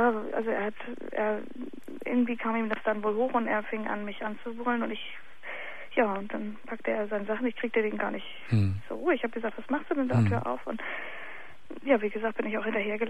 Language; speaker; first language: German; native; German